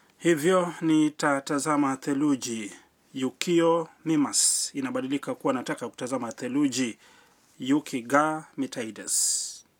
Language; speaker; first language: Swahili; native; Swahili